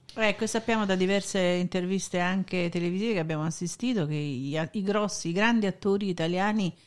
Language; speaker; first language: Italian; native; Italian